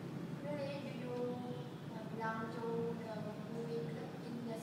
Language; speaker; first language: English; non-native, learner; Vietnamese